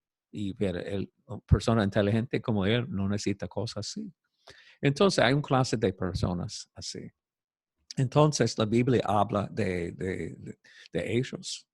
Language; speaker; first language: Spanish; non-native, fluent; English